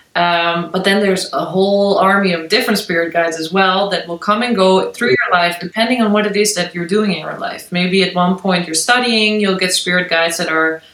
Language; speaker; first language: English; non-native, fluent; Dutch